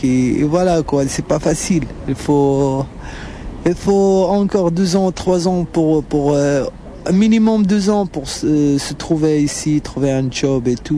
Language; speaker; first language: French; non-native, local second language; Arabic